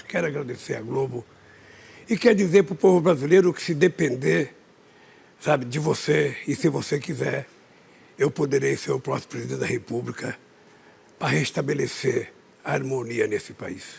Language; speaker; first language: Portuguese; native; Portuguese